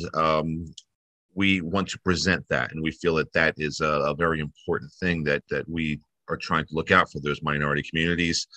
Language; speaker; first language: English; native; English